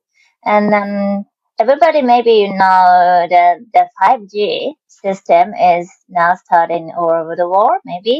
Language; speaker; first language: English; non-native, learner; Japanese